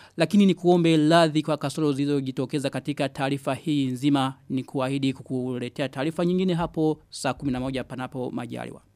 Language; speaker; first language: Swahili; non-native, local second language; Rundi